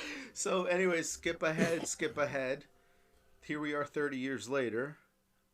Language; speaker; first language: English; native; English